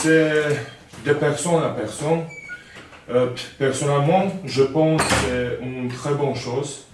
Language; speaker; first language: French; non-native, learner; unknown